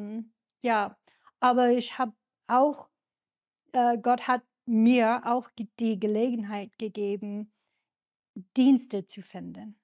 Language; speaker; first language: German; non-native, learner; English